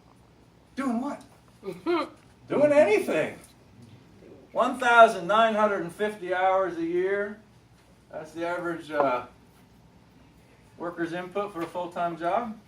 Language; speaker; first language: English; native; English